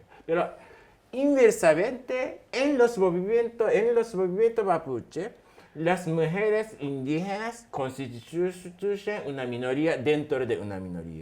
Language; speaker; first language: Spanish; non-native, fluent; Japanese